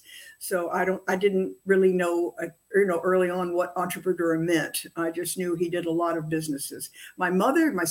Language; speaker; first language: English; native; English